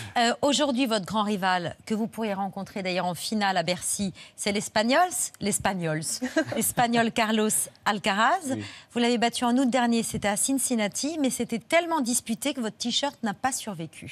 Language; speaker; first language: French; native; French